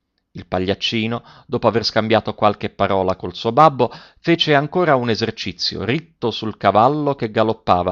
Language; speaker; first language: Italian; native; Italian